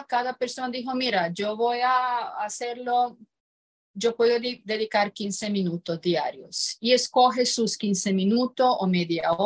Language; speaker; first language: Spanish; non-native, fluent; Croatian